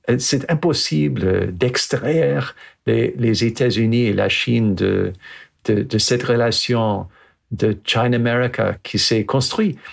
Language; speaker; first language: French; non-native, fluent; English